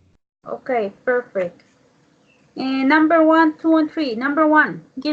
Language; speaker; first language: English; non-native, learner; Spanish